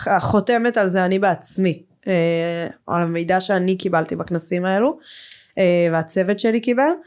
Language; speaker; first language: Hebrew; native; Hebrew